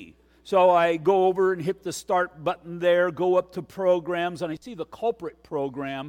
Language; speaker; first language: English; native; English